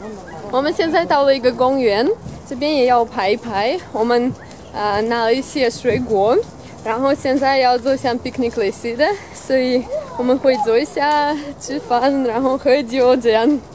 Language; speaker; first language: Chinese; non-native, fluent; Russian